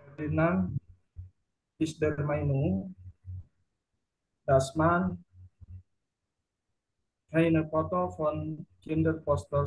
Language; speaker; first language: German; non-native, learner; Indonesian